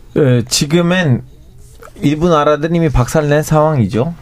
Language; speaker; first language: Korean; non-native, fluent; Turkish